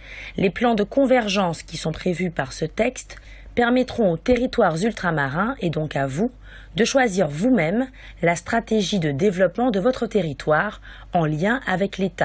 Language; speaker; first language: French; native; French